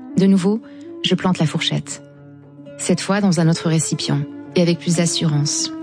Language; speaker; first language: French; non-native, local second language; Arabic